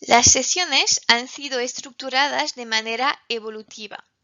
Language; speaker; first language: Spanish; non-native, fluent; French